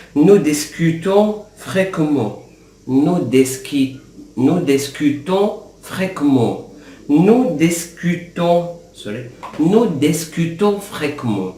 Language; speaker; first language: French; non-native, fluent; Arabic